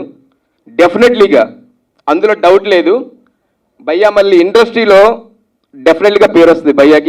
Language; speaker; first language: Telugu; native; Telugu